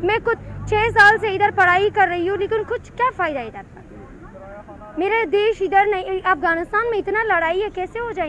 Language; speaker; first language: Hindi; non-native, fluent; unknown